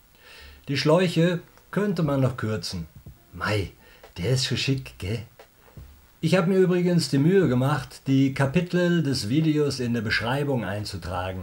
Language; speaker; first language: German; native; German